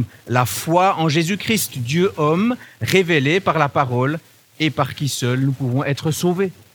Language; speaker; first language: French; native; French